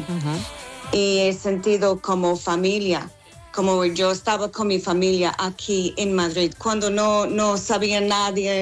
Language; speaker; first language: Spanish; non-native, fluent; English